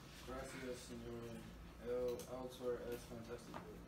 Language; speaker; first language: Spanish; non-native, learner; English